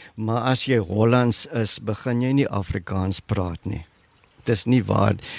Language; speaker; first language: Afrikaans; non-native, local second language; English